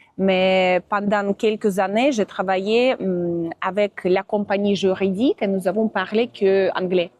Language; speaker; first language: French; non-native, fluent; Russian